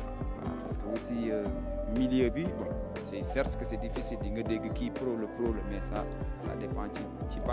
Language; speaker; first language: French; non-native, local second language; Wolof